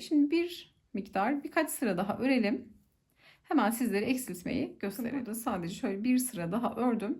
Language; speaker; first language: Turkish; native; Turkish